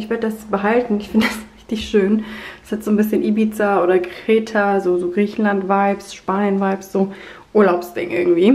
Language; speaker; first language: German; native; German